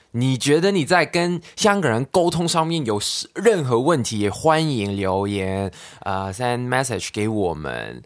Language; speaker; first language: Chinese; non-native, local second language; Cantonese